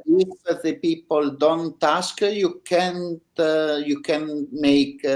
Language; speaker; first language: English; non-native, learner; Italian